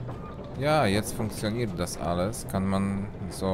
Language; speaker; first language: German; non-native, learner; Polish